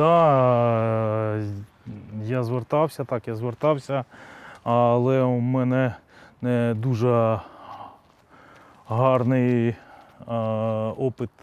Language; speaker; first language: Ukrainian; non-native, local second language; Russian